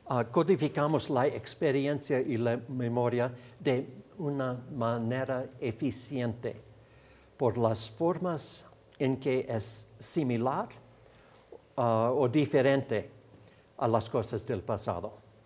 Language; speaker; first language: Spanish; non-native, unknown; English